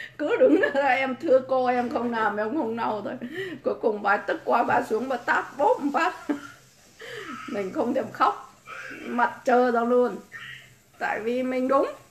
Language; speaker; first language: Vietnamese; native; Vietnamese